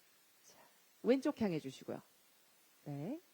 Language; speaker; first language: Korean; native; Korean